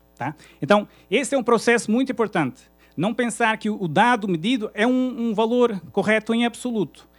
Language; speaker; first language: Portuguese; native; Portuguese